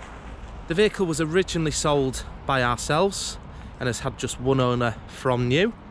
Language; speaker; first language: English; native; English